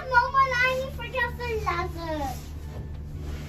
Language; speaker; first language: German; non-native, learner; Filipino